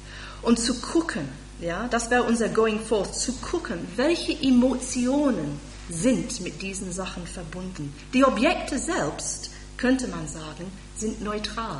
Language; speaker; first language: German; non-native, fluent; English